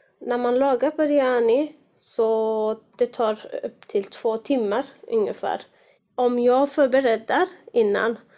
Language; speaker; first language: Swedish; non-native, fluent; Arabic